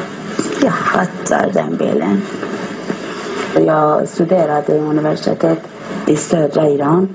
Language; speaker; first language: Swedish; non-native, learner; Persian